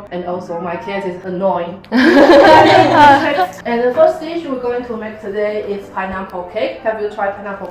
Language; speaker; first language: English; non-native, fluent; Chinese